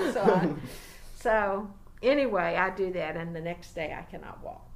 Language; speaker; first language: English; native; English